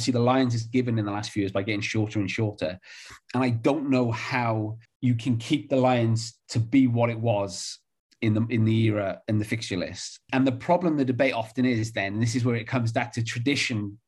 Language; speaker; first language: English; native; English